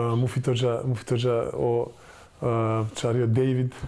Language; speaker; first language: Turkish; non-native, fluent; Serbian